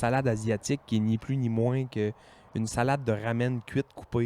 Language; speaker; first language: French; native; French